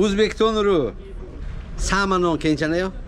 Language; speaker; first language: Korean; non-native, learner; Uzbek